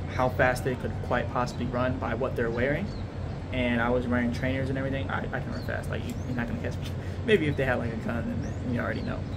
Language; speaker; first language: English; native; English